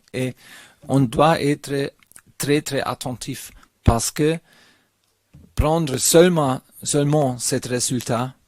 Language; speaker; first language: French; non-native, learner; German